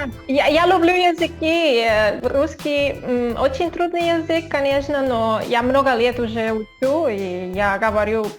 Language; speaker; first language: Russian; non-native, learner; Catalan